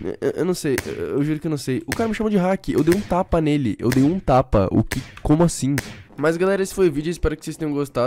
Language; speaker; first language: Portuguese; native; Portuguese